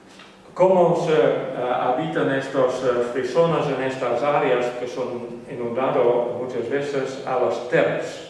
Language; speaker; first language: Spanish; non-native, learner; Western Frisian